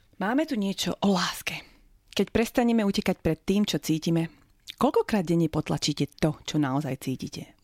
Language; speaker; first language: Slovak; native; Slovak